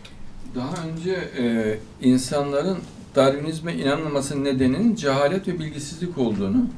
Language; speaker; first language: Turkish; native; Turkish